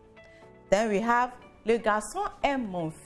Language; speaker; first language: French; non-native, fluent; English